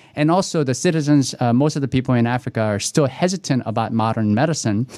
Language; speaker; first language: English; early bilingual, other home language; Korean